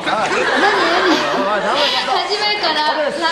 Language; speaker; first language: Japanese; non-native, fluent; Khmer